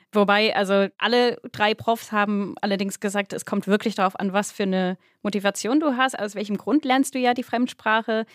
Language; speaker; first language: German; non-native, fluent; English